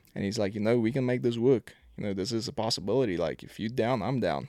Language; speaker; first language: English; non-native, local second language; Afrikaans